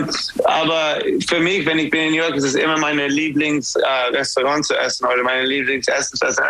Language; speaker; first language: German; non-native, fluent; English